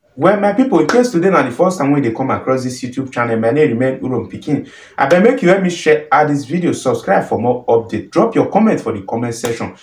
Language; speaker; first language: Nigerian Pidgin; native; Nigerian Pidgin